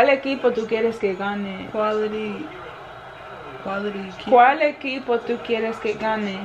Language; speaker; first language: Spanish; early bilingual, heritage; Spanish